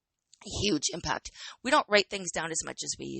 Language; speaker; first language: English; native; English